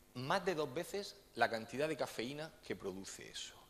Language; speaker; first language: Spanish; native; Spanish